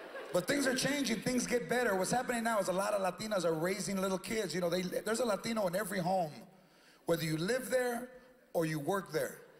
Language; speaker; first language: English; early bilingual, other home language; Spanish